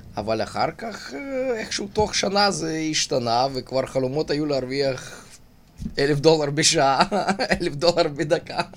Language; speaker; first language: Hebrew; non-native, fluent; Russian